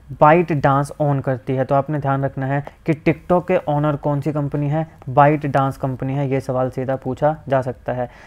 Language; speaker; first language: Hindi; native; Hindi